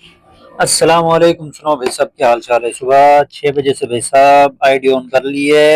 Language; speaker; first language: Urdu; native; Urdu